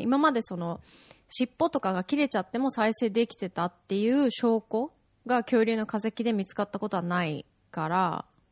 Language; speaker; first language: Japanese; native; Japanese